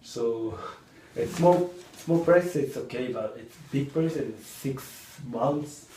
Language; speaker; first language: English; non-native, learner; Japanese